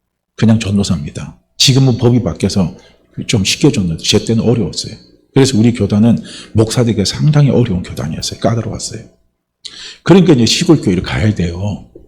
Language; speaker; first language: Korean; native; Korean